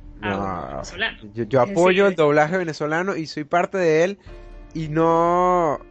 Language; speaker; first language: Spanish; native; Spanish